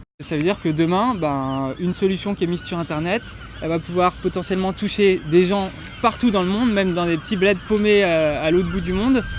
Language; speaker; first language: French; native; French